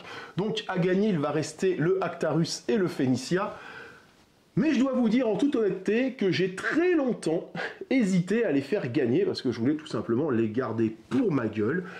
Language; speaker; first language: French; native; French